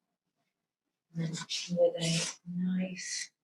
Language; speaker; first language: English; native; English